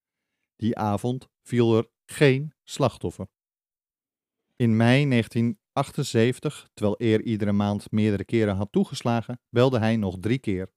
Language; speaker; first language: Dutch; native; Dutch